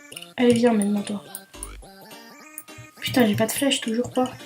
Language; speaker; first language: French; native; French